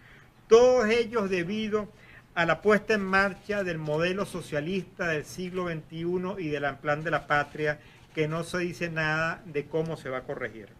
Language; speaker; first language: Spanish; native; Spanish